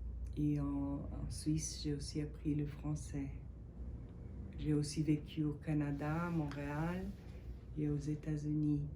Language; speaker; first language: French; non-native, fluent; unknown